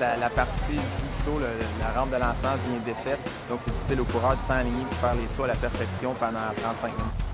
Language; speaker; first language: French; native; French